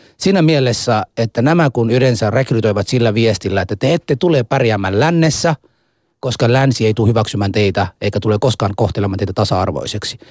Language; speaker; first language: Finnish; non-native, fluent; Somali